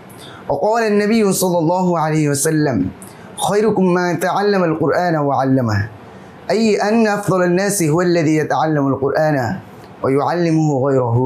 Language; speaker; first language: Arabic; non-native, learner; Bangla